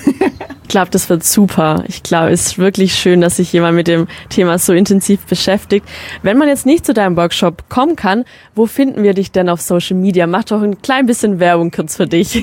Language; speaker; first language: German; native; German